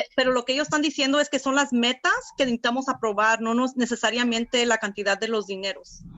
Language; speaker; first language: Spanish; early bilingual, heritage; Spanish